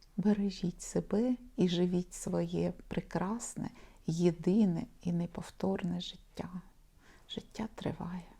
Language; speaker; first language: Ukrainian; non-native, local second language; Russian